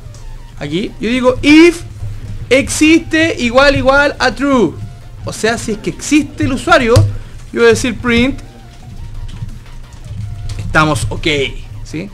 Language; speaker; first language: Spanish; native; Spanish